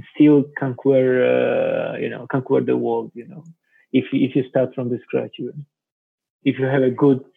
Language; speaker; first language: English; non-native, fluent; Georgian